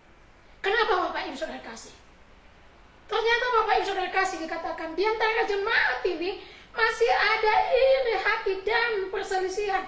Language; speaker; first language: Indonesian; native; Indonesian